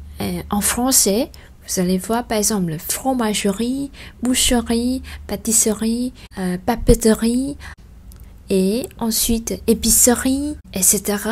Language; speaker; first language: French; non-native, fluent; Vietnamese